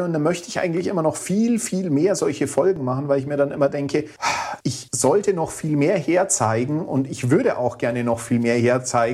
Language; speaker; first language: German; native; German